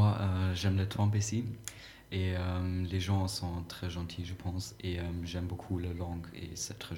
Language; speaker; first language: French; non-native, learner; German